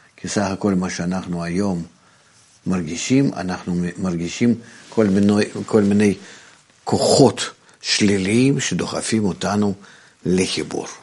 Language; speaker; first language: Hebrew; non-native, fluent; Russian